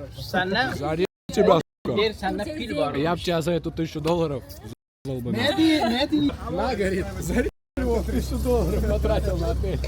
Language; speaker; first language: Russian; native; Russian